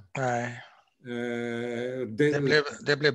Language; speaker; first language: Swedish; native; Swedish